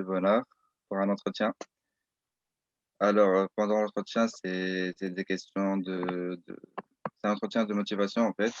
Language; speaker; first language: French; non-native, local second language; Arabic